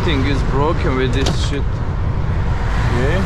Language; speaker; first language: English; non-native, fluent; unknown